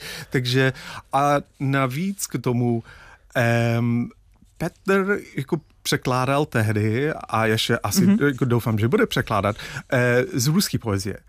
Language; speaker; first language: Czech; non-native, fluent; English